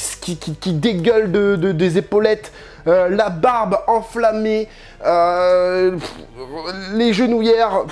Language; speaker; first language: French; native; French